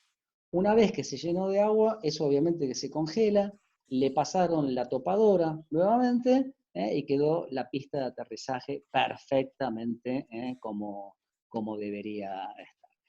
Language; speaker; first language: Spanish; native; Spanish